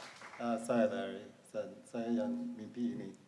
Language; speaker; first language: Indonesian; non-native, fluent; English